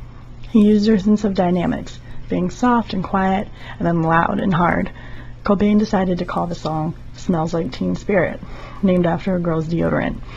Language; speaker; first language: English; native; English